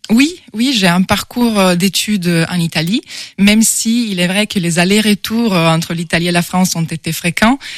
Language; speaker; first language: French; non-native, fluent; Italian